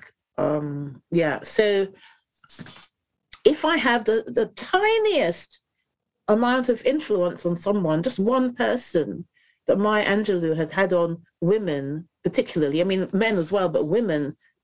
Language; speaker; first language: English; native; English